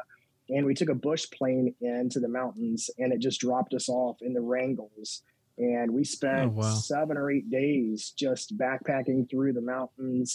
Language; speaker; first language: English; native; English